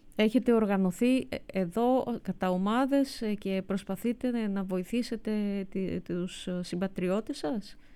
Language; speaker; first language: Greek; native; Greek